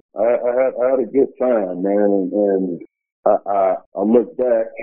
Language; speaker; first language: English; native; English